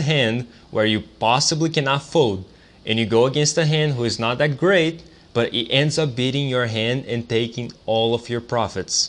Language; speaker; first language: English; non-native, fluent; Portuguese